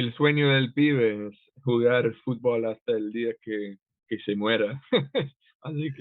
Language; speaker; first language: Spanish; non-native, fluent; English